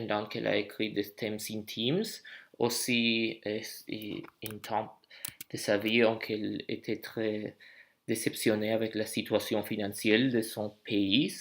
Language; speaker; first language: French; non-native, learner; English